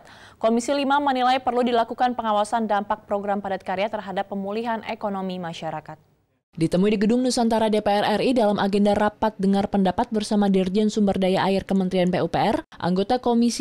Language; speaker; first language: Indonesian; native; Indonesian